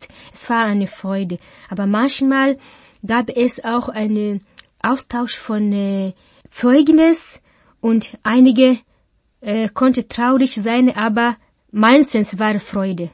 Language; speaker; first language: German; non-native, learner; Kinyarwanda